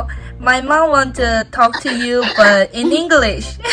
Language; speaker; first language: English; non-native, learner; Korean